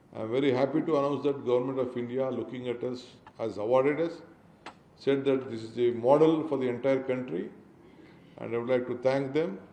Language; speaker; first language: English; non-native, local second language; Kannada